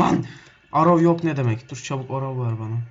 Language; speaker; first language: Turkish; native; Turkish